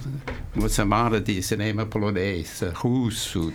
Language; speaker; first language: Portuguese; non-native, fluent; English